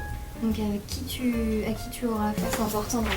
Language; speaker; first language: French; native; French